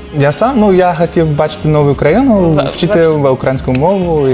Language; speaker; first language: Ukrainian; non-native, learner; English